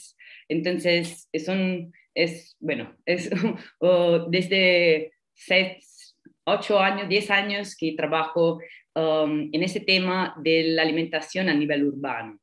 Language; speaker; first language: Spanish; non-native, fluent; Italian